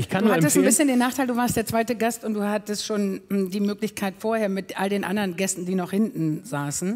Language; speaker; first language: German; native; German